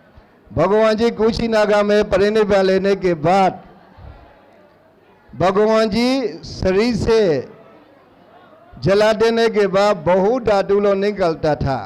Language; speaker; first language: Hindi; non-native, learner; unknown